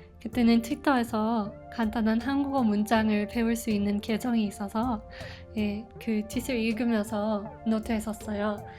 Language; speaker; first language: Korean; non-native, fluent; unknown